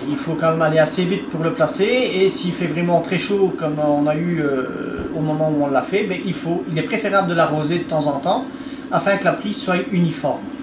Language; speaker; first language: French; native; French